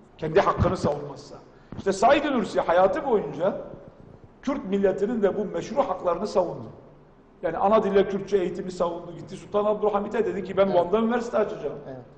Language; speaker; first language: Turkish; non-native, local second language; Kurdish